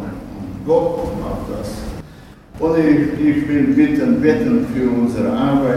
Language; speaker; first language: German; non-native, learner; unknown